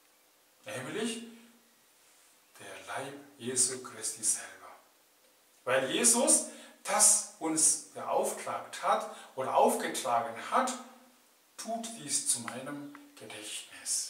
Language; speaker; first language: German; non-native, fluent; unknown